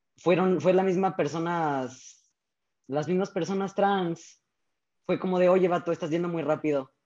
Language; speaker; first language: Spanish; native; Spanish